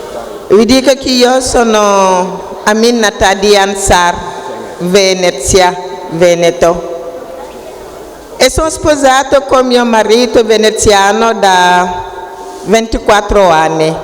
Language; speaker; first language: Italian; non-native, fluent; Wolof